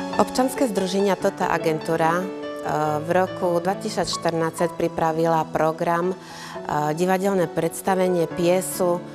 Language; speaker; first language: Slovak; non-native, local second language; Rusyn